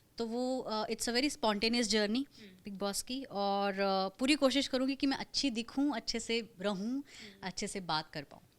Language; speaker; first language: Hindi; non-native, local second language; Marathi